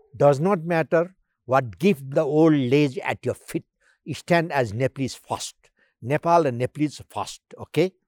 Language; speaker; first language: English; non-native, local second language; Nepali